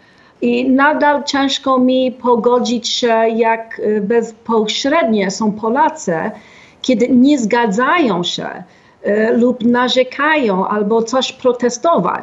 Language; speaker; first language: Polish; non-native, fluent; English